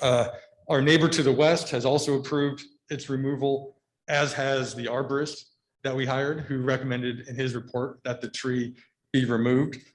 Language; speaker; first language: English; native; English